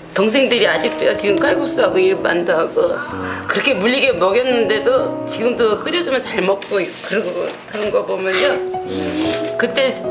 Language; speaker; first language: Korean; native; Korean